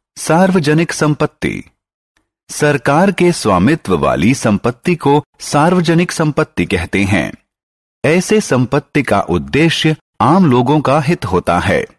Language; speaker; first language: Hindi; non-native, local second language; Marathi